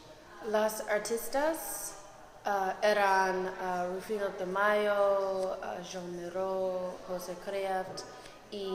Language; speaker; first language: Spanish; non-native, learner; English